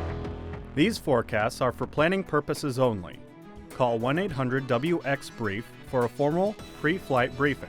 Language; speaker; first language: English; native; English